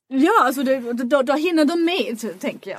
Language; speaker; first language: Swedish; non-native, fluent; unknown